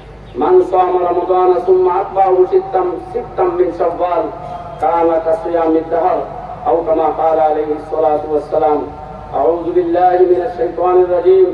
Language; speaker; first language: Arabic; non-native, fluent; Bangla